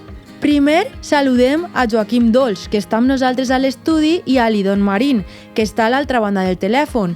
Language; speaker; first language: Catalan; native; Catalan